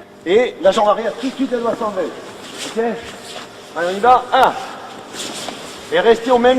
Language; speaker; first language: French; native; French